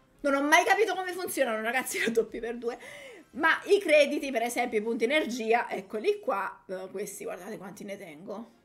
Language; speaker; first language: Italian; native; Italian